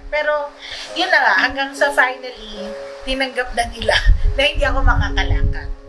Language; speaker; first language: Filipino; non-native, local second language; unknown